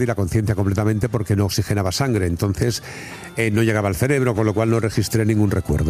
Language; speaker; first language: Spanish; native; Spanish